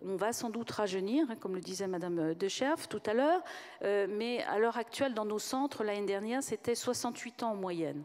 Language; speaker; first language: French; native; French